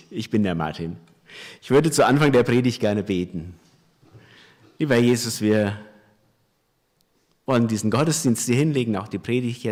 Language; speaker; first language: German; native; German